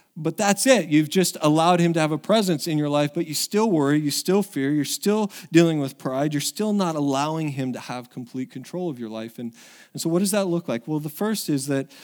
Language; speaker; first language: English; native; English